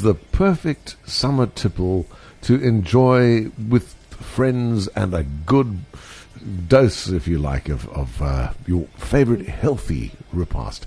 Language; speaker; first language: English; native; English